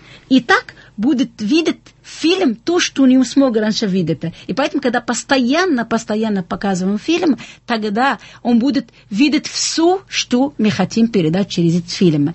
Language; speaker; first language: Russian; non-native, fluent; Arabic